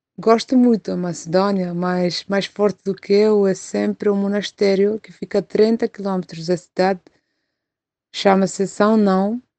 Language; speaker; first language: Portuguese; non-native, fluent; Macedonian